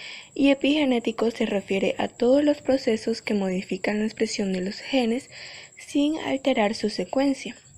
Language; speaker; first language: Spanish; native; Spanish